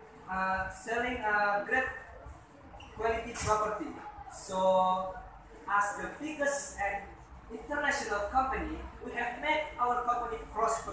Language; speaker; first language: English; non-native, learner; Indonesian